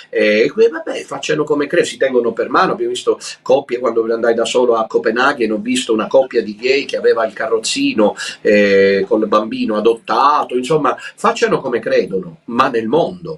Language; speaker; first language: Italian; native; Italian